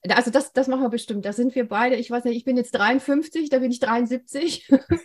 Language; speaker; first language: German; native; German